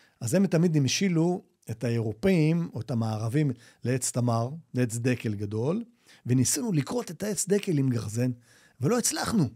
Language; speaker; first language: Hebrew; native; Hebrew